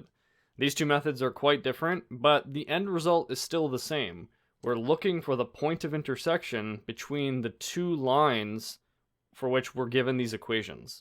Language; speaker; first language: English; native; English